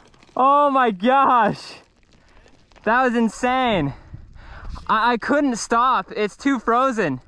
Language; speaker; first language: English; native; English